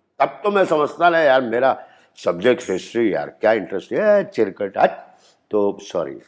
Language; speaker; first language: Hindi; native; Hindi